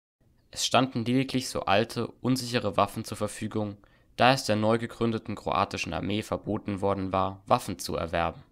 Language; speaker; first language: German; native; German